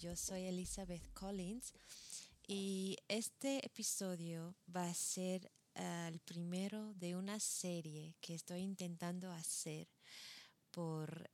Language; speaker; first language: Spanish; non-native, fluent; English